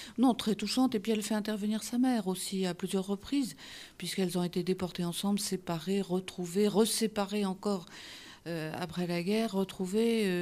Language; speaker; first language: French; native; French